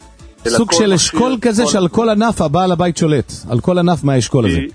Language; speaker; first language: Hebrew; native; Hebrew